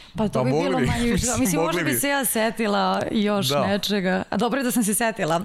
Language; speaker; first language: Serbian; native; Serbian